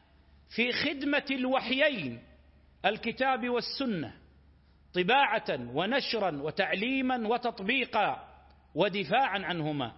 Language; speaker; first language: Arabic; native; Arabic